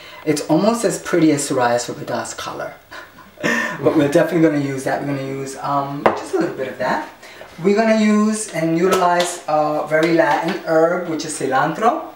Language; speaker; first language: English; early bilingual, other home language; Spanish